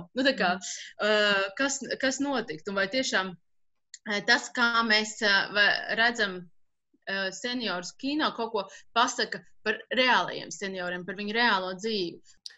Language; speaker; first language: Latvian; native; Latvian